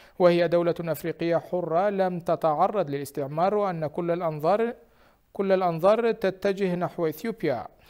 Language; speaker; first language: Arabic; non-native, fluent; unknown